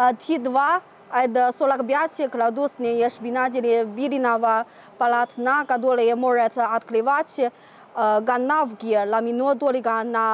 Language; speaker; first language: Russian; non-native, learner; Chinese